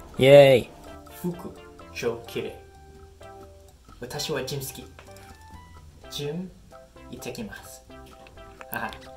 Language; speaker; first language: Japanese; non-native, learner; English